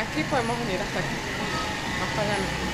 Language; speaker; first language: Spanish; native; Spanish